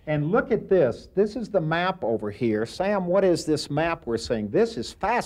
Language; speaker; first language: English; native; English